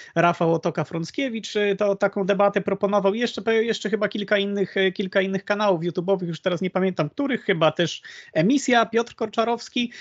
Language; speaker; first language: Polish; native; Polish